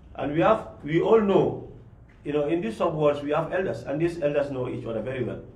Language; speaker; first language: English; non-native, local second language; Mandingo